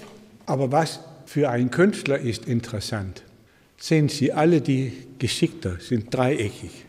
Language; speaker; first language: German; non-native, learner; Danish